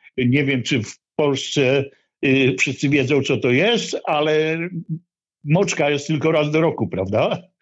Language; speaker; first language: Polish; native; Polish